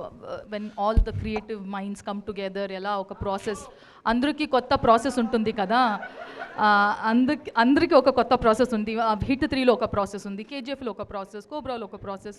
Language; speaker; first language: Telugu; non-native, fluent; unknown